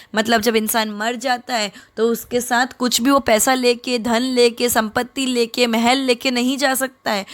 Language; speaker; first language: Hindi; non-native, local second language; Gujarati